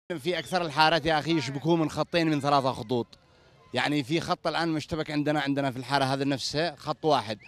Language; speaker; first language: Arabic; native; Arabic